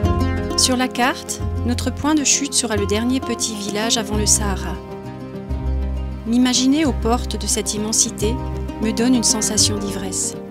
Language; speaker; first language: French; native; French